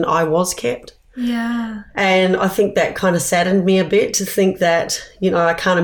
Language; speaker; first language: English; native; English